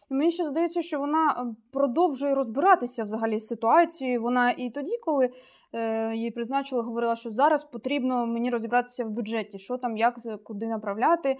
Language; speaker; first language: Ukrainian; native; Ukrainian